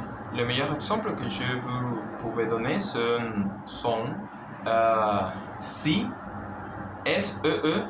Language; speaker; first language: French; non-native, learner; Spanish